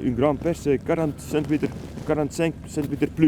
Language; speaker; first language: French; non-native, learner; Dutch